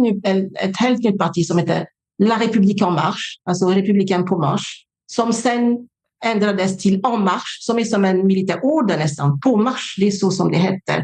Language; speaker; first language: Swedish; non-native, fluent; French